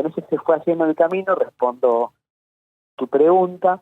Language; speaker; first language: Spanish; native; Spanish